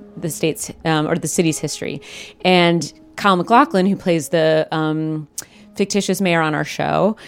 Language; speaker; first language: English; native; English